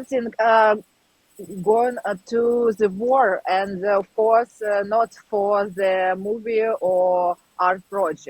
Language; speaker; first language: English; non-native, learner; Ukrainian